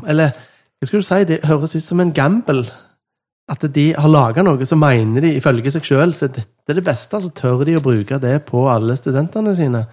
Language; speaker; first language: Norwegian; native; Norwegian